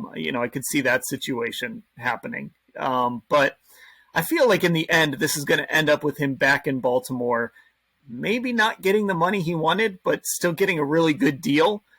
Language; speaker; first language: English; native; English